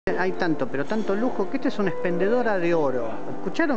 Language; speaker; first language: Spanish; native; Spanish